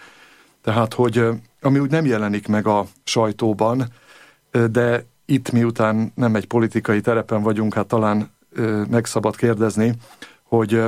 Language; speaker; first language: Hungarian; native; Hungarian